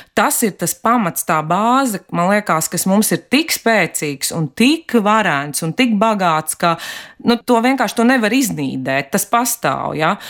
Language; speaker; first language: Latvian; native; Latvian